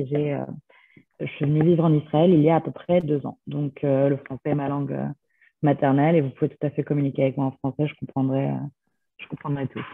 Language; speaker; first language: French; native; French